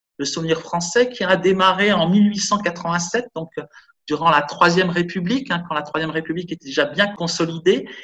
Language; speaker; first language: French; native; French